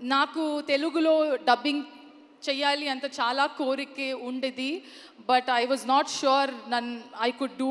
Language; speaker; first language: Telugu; non-native, learner; Kannada